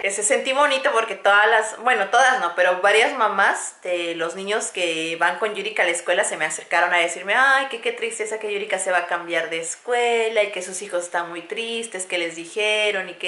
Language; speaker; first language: Spanish; native; Spanish